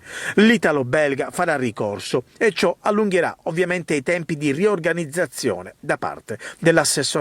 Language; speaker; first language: Italian; native; Italian